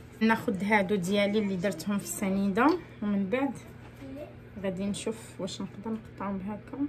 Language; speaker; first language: Arabic; native; Arabic